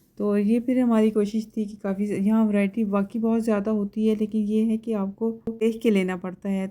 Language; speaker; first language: Urdu; native; Urdu